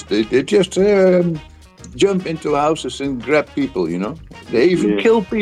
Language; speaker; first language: English; non-native, fluent; Dutch